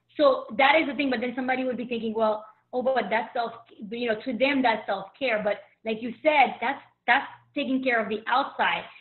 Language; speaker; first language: English; early bilingual, other home language; Haitian Creole